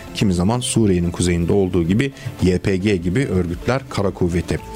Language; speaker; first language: Turkish; early bilingual, heritage; Romanian